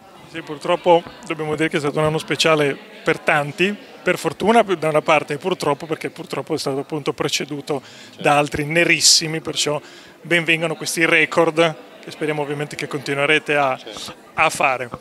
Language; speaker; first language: Italian; native; Italian